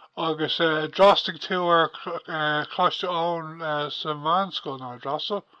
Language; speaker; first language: Irish; non-native, local second language; English